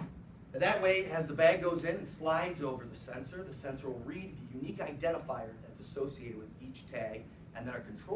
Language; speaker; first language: English; native; English